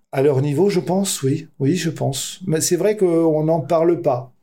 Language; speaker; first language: French; native; French